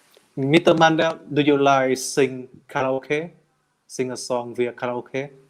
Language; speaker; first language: English; non-native, learner; Vietnamese